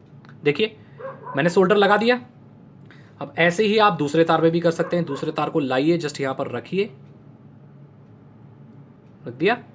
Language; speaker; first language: Hindi; native; Hindi